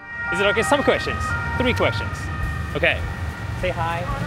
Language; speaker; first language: English; non-native, fluent; Japanese